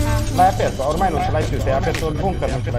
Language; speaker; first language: Italian; native; Italian